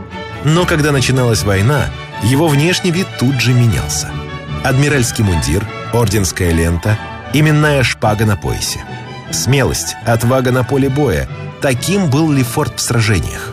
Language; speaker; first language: Russian; native; Russian